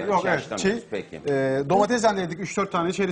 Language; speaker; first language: Turkish; native; Turkish